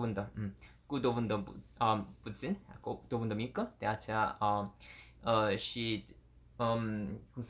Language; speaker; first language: Romanian; non-native, learner; Korean